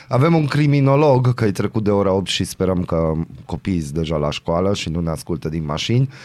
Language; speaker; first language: Romanian; non-native, local second language; Hungarian